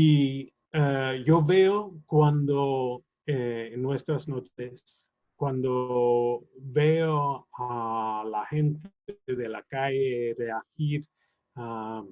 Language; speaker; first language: Spanish; non-native, fluent; English